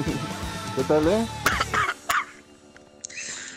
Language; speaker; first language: Spanish; native; Spanish